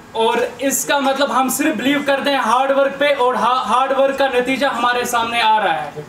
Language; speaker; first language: Hindi; native; Hindi